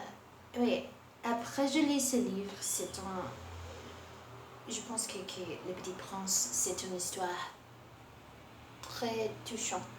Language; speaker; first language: French; non-native, learner; Portuguese